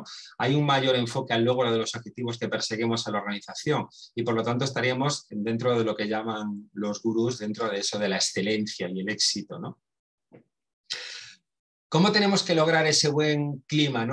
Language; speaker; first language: Spanish; native; Spanish